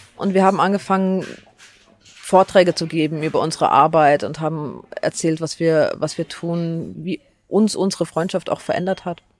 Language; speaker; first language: German; native; German